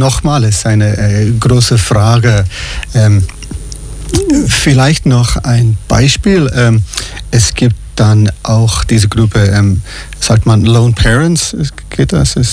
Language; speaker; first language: German; non-native, fluent; English